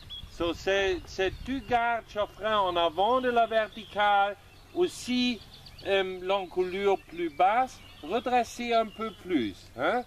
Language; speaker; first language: French; non-native, learner; German